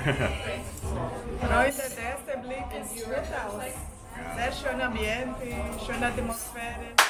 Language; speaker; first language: German; non-native, learner; Portuguese